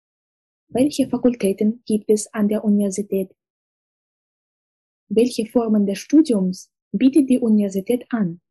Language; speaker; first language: German; non-native, fluent; Russian